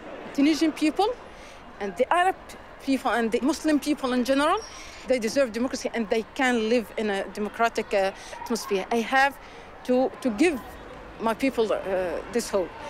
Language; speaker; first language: English; non-native, fluent; Arabic